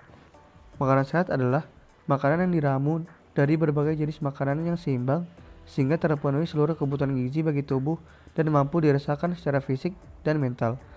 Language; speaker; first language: Indonesian; native; Indonesian